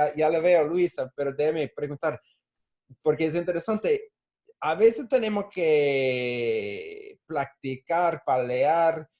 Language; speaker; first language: Spanish; non-native, fluent; English